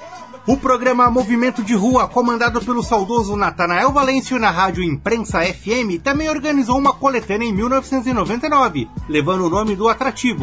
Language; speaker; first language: Portuguese; native; Portuguese